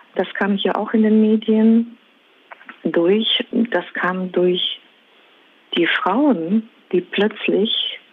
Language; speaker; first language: German; non-native, fluent; Russian